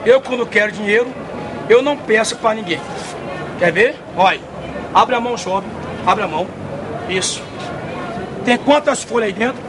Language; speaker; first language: Portuguese; native; Portuguese